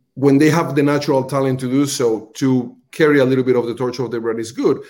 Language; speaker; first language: English; non-native, fluent; Spanish